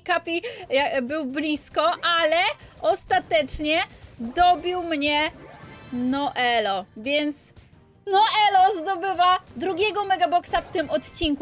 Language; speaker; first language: Polish; native; Polish